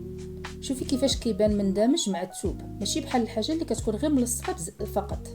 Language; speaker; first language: Arabic; native; Arabic